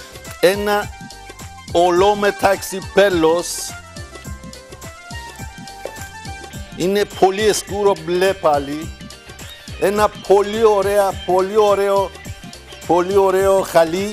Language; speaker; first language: Greek; non-native, learner; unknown